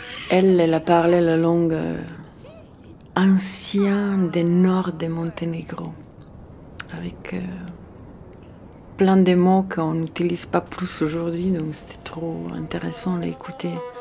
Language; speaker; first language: French; non-native, fluent; Croatian